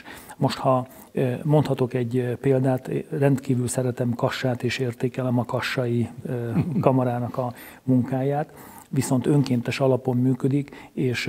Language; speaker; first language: Hungarian; native; Hungarian